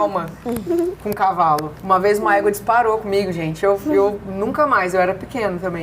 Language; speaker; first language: Portuguese; native; Portuguese